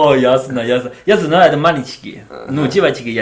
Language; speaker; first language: Russian; non-native, learner; Chinese